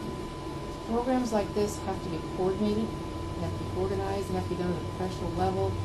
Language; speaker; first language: English; native; English